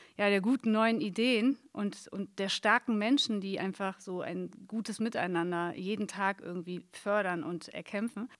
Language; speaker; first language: German; native; German